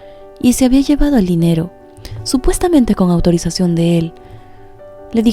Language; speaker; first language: Spanish; native; Spanish